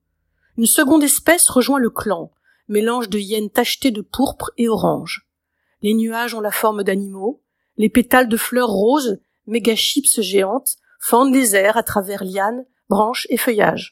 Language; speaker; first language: French; native; French